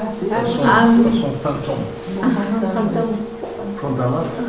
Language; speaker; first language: French; non-native, learner; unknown